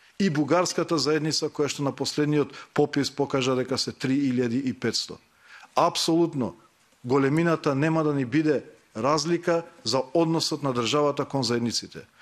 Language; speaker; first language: Macedonian; non-native, local second language; Albanian